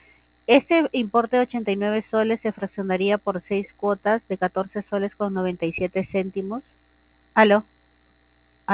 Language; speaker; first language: Spanish; native; Spanish